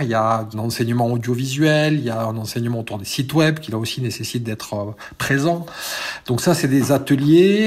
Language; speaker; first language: French; native; French